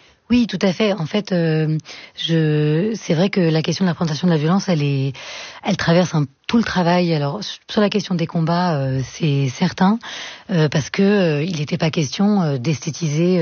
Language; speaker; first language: French; native; French